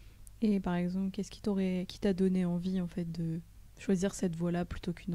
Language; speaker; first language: French; native; French